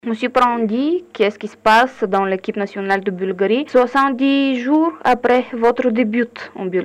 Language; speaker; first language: French; non-native, learner; Bulgarian